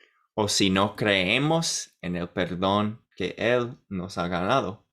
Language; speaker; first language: Spanish; non-native, fluent; English